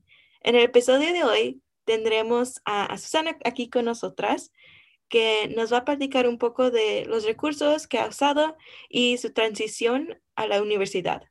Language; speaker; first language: Spanish; early bilingual, heritage; Spanish